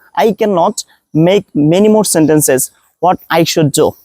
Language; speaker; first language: English; non-native, local second language; Bangla